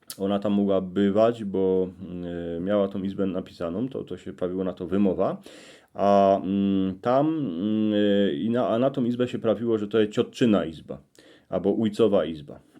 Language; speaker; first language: Polish; native; Polish